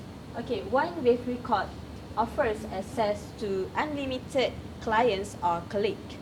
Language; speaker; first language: English; non-native, learner; Malay